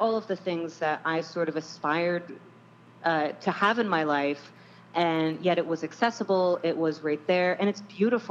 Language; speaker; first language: English; native; English